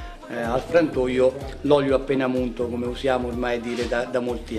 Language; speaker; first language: Italian; native; Italian